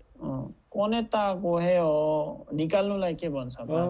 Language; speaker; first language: Korean; non-native, fluent; Nepali